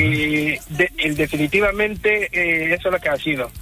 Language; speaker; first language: Spanish; non-native, fluent; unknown